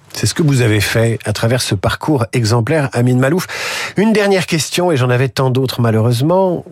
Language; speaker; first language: French; native; French